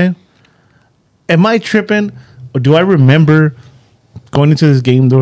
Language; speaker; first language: English; native; English